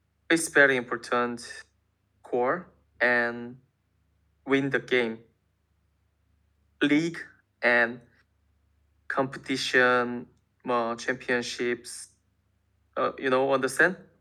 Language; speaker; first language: English; non-native, learner; Korean